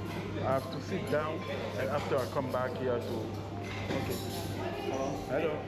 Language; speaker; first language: English; non-native, learner; French